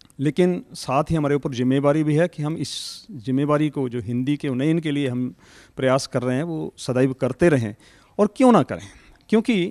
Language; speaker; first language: Hindi; native; Hindi